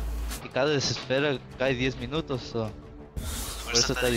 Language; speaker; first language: Spanish; early bilingual, heritage; English